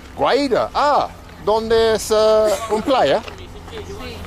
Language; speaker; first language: Spanish; non-native, learner; English